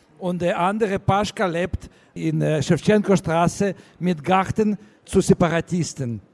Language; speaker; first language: German; non-native, learner; Russian